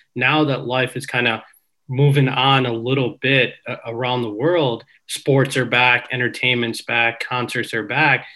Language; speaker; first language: English; early bilingual, other home language; Hindi